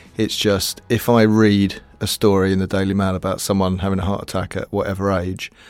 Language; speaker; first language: English; native; English